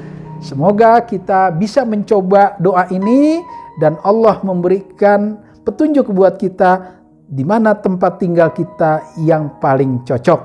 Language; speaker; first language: Indonesian; native; Indonesian